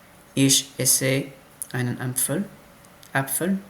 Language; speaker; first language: German; non-native, learner; French